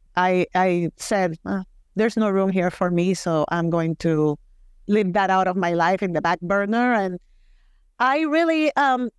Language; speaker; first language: English; non-native, fluent; Spanish